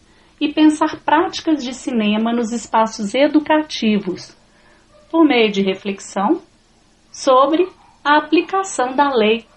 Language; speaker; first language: Portuguese; native; Portuguese